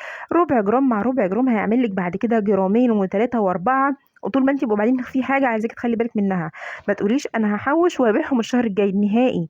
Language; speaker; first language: Arabic; native; Arabic